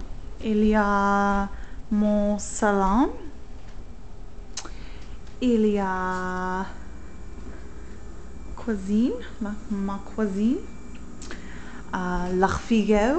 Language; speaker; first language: French; non-native, learner; English